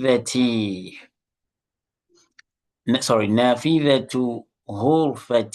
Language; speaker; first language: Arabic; non-native, fluent; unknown